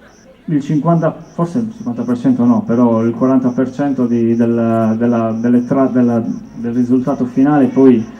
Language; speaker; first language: Italian; native; Italian